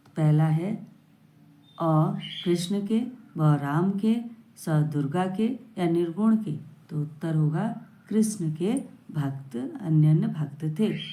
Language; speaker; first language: Hindi; native; Hindi